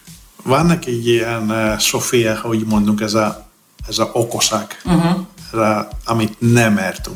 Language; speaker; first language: Hungarian; non-native, fluent; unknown